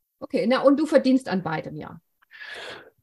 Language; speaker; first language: German; native; German